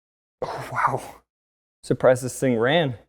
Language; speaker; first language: English; native; English